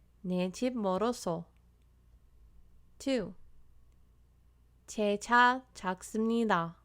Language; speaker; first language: Korean; non-native, fluent; English